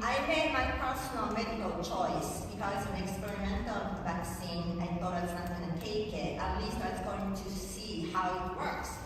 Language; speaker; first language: English; non-native, fluent; Japanese